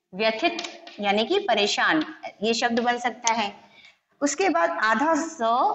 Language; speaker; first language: Hindi; non-native, local second language; Gujarati